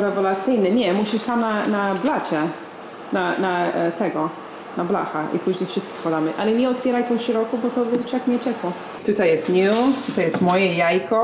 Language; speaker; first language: Polish; non-native, fluent; English